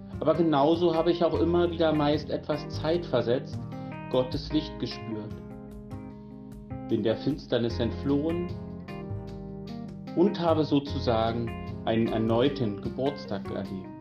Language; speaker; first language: German; native; German